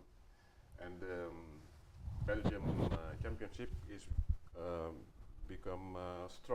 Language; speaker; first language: English; non-native, learner; Wolof